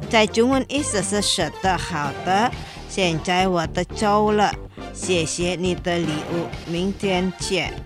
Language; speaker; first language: Chinese; non-native, fluent; Indonesian